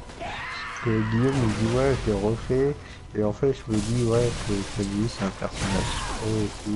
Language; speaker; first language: French; native; French